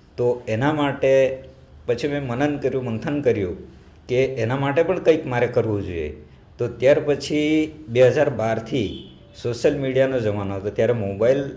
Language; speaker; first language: Gujarati; non-native, local second language; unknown